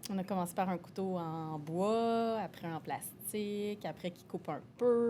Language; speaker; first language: French; native; French